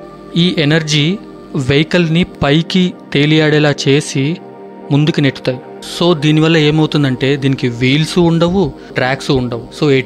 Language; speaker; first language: Telugu; native; Telugu